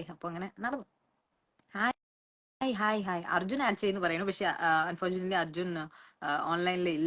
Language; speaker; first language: Malayalam; early bilingual, heritage; Malayalam